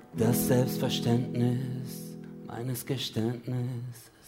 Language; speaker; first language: German; early bilingual, other home language; Turkish